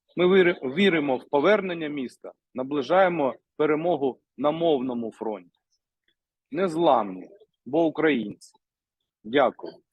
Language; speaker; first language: Ukrainian; native; Ukrainian